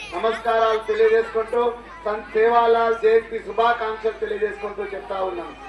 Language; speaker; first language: Telugu; non-native, local second language; Lambadi